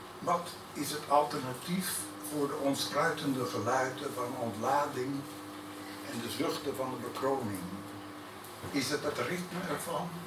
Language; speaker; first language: Dutch; native; Dutch